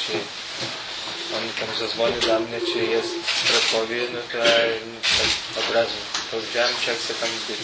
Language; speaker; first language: Polish; non-native, learner; Lithuanian